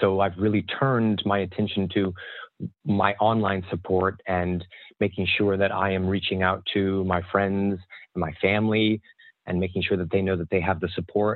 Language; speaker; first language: English; native; English